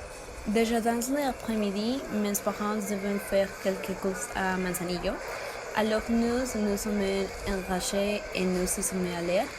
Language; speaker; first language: French; non-native, learner; Spanish